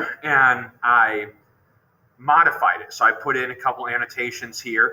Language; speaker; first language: English; native; English